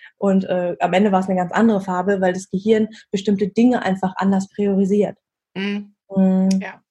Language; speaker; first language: German; early bilingual, other home language; Vietnamese